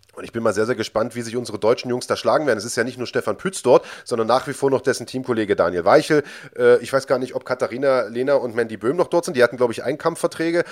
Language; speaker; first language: German; native; German